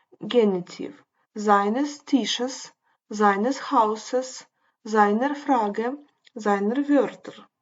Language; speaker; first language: German; non-native, fluent; Ukrainian